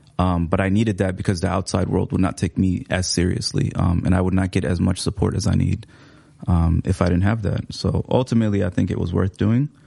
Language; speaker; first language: English; early bilingual, other home language; Somali